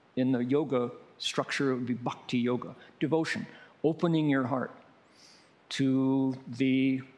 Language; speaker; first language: English; native; English